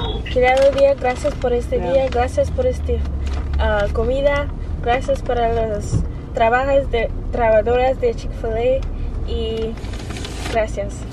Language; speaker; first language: Spanish; non-native, learner; English